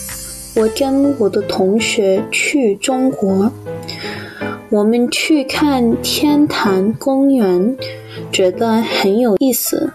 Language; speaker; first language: Chinese; non-native, learner; English